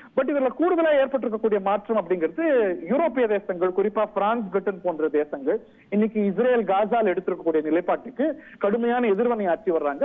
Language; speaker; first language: Tamil; native; Tamil